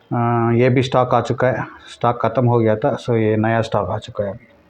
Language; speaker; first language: Hindi; non-native, local second language; Telugu